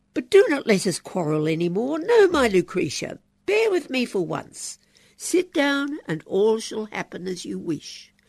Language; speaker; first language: English; native; English